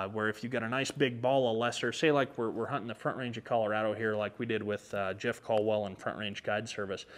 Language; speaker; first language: English; native; English